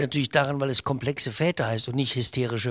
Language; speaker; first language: German; native; German